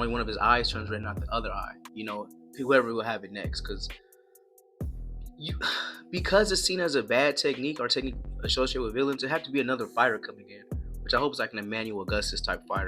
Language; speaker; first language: English; native; English